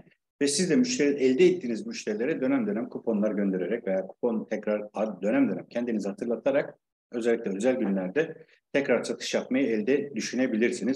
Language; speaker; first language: Turkish; native; Turkish